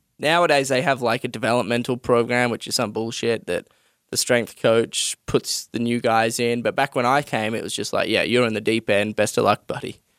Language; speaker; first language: English; native; English